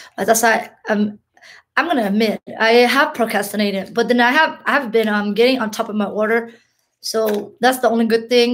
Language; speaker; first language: English; early bilingual, other home language; Hmong